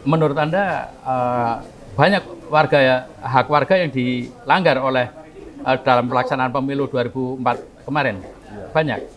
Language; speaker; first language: Indonesian; native; Indonesian